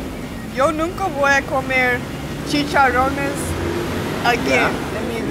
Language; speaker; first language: Spanish; non-native, learner; English